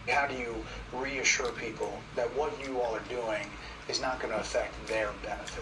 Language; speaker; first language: English; native; English